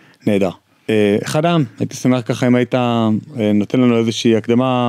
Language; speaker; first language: Hebrew; native; Hebrew